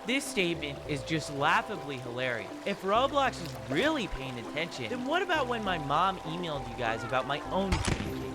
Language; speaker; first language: English; native; English